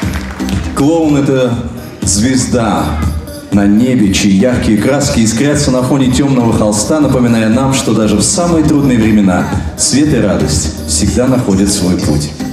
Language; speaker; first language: Russian; native; Russian